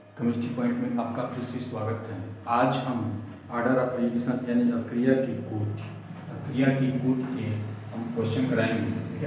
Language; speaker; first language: Hindi; native; Hindi